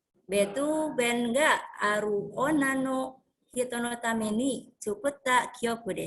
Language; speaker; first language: Japanese; non-native, fluent; Indonesian